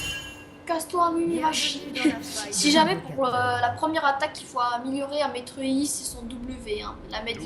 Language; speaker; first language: French; native; French